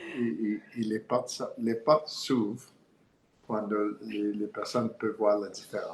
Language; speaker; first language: French; non-native, learner; English